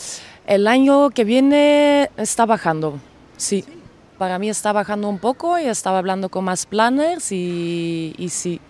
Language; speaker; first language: Spanish; non-native, fluent; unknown